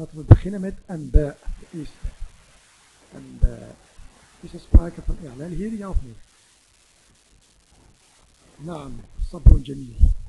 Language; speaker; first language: Dutch; non-native, fluent; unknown